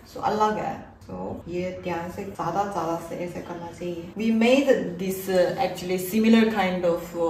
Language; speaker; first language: English; non-native, learner; Korean